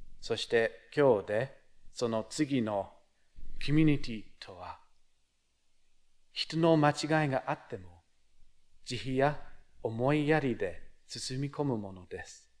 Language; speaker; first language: Japanese; non-native, fluent; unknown